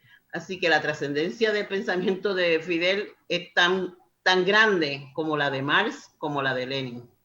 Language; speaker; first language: Spanish; native; Spanish